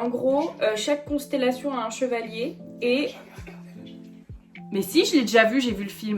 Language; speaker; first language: French; native; French